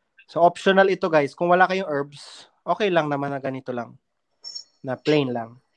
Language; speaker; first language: English; non-native, local second language; Filipino